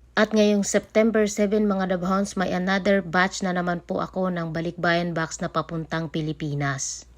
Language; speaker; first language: Filipino; non-native, local second language; Bikol